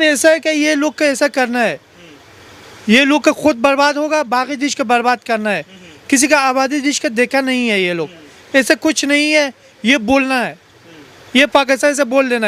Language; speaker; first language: Hindi; non-native, learner; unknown